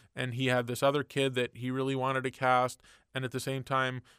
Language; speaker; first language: English; native; English